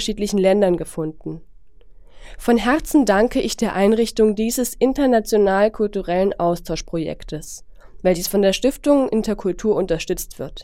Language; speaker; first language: German; non-native, fluent; Chinese